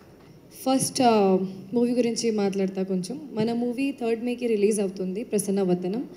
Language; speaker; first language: Telugu; non-native, learner; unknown